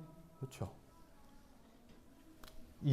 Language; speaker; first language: Korean; native; Korean